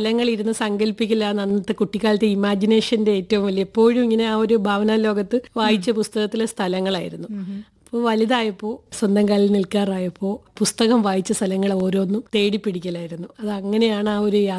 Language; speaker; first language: Malayalam; native; Malayalam